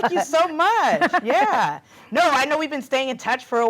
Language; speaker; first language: English; native; English